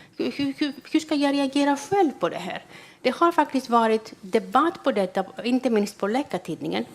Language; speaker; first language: Swedish; non-native, fluent; Greek